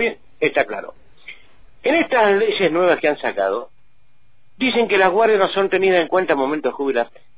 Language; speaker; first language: Spanish; native; Spanish